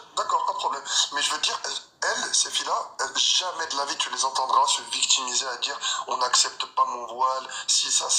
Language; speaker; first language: French; early bilingual, other home language; Arabic